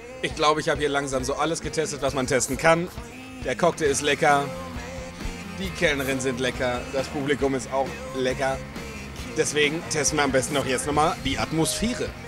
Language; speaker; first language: German; native; German